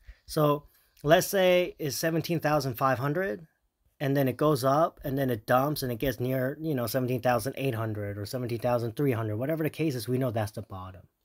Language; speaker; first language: English; early bilingual, other home language; Korean